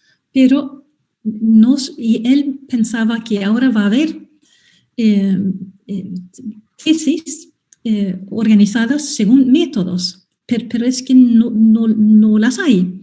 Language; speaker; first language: Spanish; non-native, fluent; Swedish